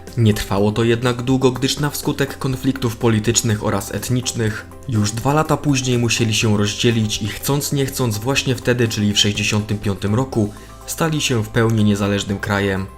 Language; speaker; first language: Polish; native; Polish